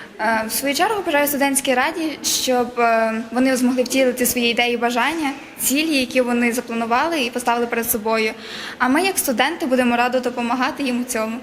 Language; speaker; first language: Ukrainian; native; Ukrainian